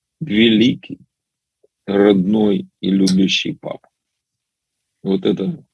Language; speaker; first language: Russian; native; Russian